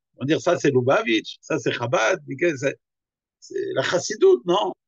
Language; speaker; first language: French; native; French